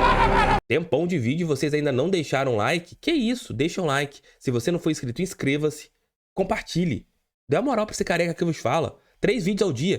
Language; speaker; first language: Portuguese; native; Portuguese